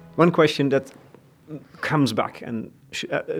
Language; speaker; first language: English; non-native, fluent; Dutch